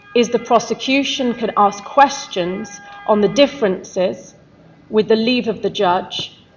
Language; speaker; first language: English; native; English